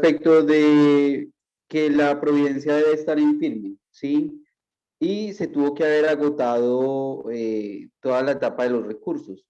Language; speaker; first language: Spanish; native; Spanish